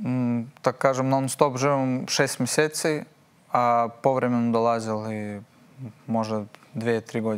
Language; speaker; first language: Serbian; non-native, learner; Russian